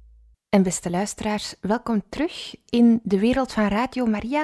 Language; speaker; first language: Dutch; native; Dutch